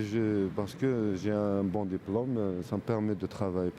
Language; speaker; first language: French; non-native, learner; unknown